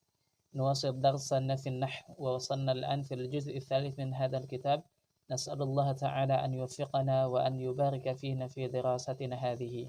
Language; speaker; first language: Arabic; non-native, fluent; Indonesian